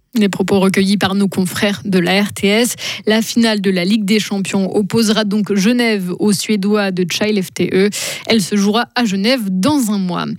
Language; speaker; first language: French; native; French